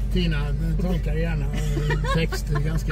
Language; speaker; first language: Swedish; native; Swedish